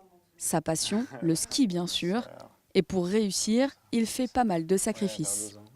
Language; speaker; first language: French; native; French